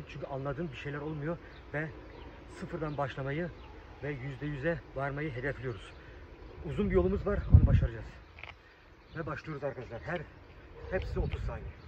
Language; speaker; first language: Turkish; early bilingual, heritage; Turkish